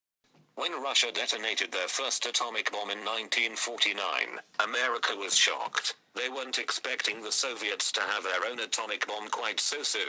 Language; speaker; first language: English; native; English